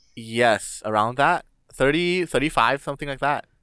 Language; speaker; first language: English; non-native, learner; Thai